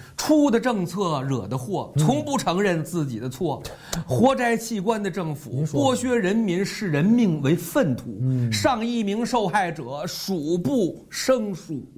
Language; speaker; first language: Chinese; native; Chinese